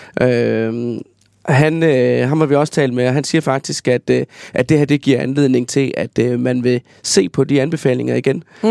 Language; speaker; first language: Danish; native; Danish